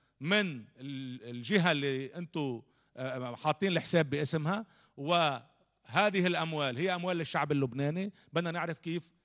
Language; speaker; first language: Arabic; native; Arabic